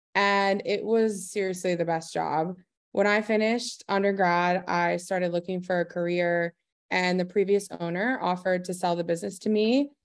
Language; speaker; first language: English; native; English